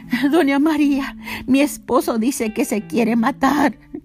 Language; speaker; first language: Spanish; early bilingual, heritage; Spanish